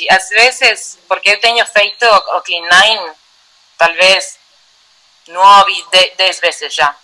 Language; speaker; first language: Portuguese; non-native, learner; Spanish